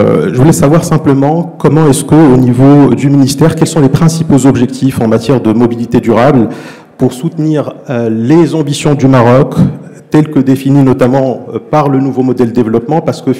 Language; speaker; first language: French; non-native, local second language; Arabic